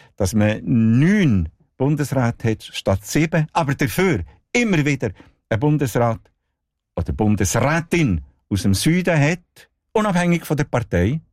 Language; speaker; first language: German; non-native, local second language; Italian